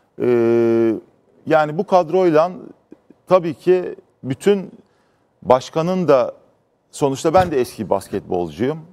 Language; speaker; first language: Turkish; native; Turkish